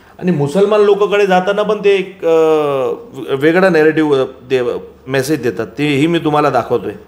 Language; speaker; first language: Marathi; non-native, local second language; Gujarati